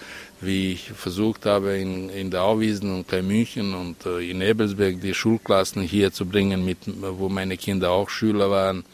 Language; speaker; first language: German; non-native, fluent; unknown